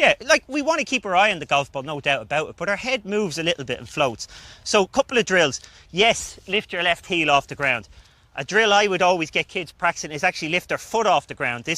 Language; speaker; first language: English; native; English